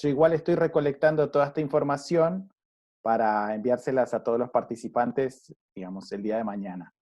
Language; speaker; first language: Spanish; native; Spanish